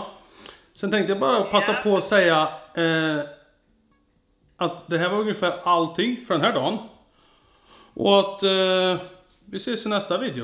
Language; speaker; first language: Swedish; native; Swedish